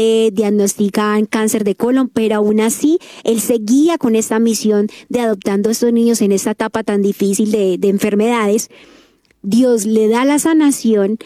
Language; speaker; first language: Spanish; native; Spanish